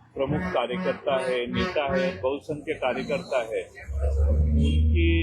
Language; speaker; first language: Hindi; non-native, local second language; Marathi